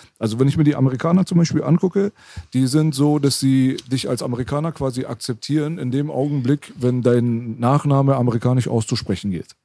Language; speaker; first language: German; early bilingual, other home language; Persian